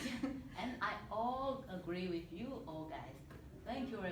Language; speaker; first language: English; non-native, learner; Chinese